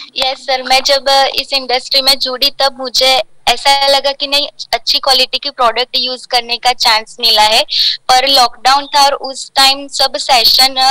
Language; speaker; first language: Hindi; non-native, local second language; Gujarati